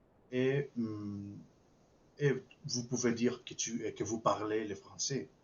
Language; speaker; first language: French; non-native, fluent; Spanish